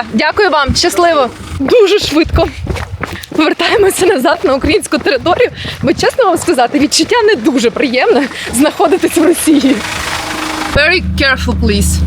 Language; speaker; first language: Ukrainian; native; Ukrainian